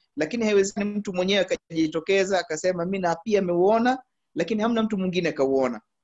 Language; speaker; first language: Swahili; early bilingual, heritage; Arabic